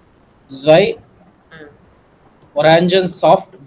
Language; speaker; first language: German; non-native, learner; Tamil